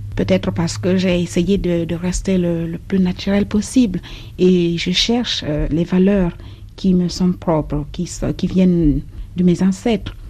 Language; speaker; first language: French; non-native, local second language; Basaa